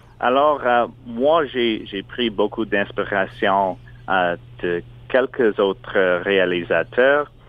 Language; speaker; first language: French; non-native, local second language; English